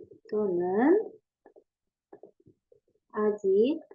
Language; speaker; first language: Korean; non-native, learner; Indonesian